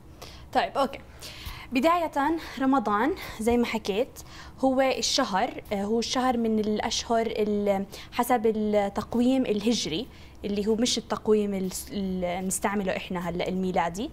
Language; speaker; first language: Arabic; native; Arabic